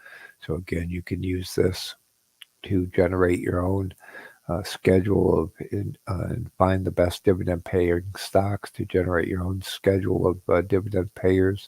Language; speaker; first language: English; native; English